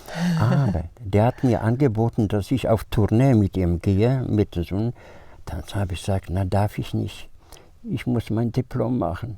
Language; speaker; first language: German; non-native, fluent; Polish